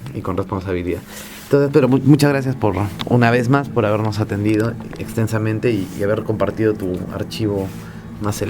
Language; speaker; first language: Spanish; native; Spanish